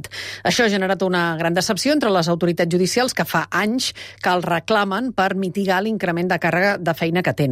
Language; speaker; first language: Catalan; native; Catalan